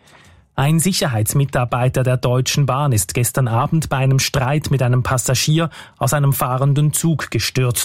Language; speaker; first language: German; native; German